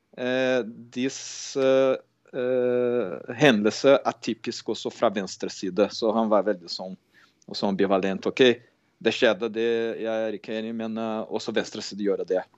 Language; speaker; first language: Norwegian; non-native, fluent; Portuguese